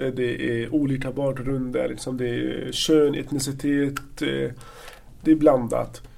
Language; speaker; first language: Swedish; non-native, fluent; Arabic